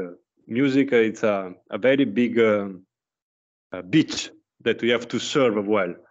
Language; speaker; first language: English; non-native, learner; Italian